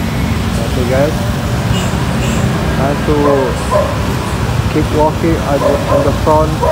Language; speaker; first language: English; non-native, learner; Indonesian